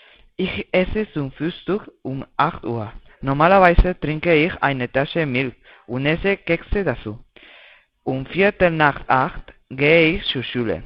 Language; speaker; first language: German; non-native, learner; Spanish